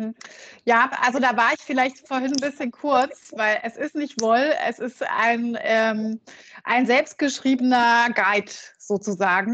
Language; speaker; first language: German; native; German